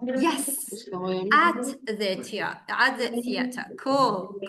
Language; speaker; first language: English; non-native, fluent; Kazakh